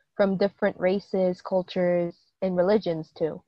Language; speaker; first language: English; native; English